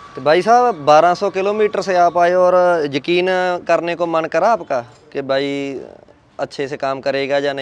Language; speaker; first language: Hindi; non-native, local second language; Punjabi